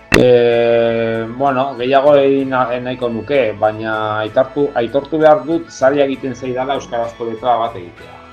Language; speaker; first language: Basque; non-native, local second language; Spanish